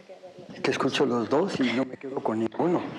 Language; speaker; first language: Spanish; native; Spanish